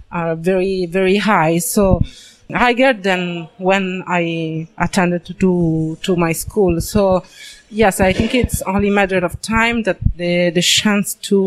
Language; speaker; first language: English; non-native, learner; Italian